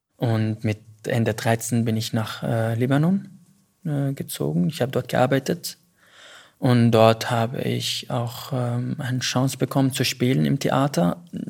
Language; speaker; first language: German; non-native, fluent; Arabic